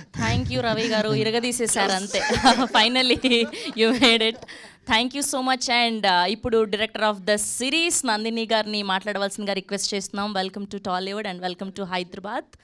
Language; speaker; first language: Telugu; native; Telugu